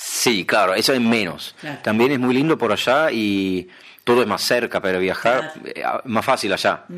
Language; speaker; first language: Spanish; non-native, fluent; German